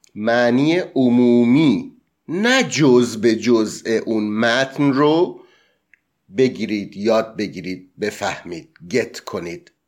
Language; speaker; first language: Persian; native; Persian